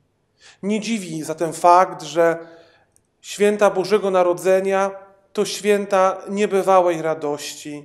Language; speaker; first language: Polish; native; Polish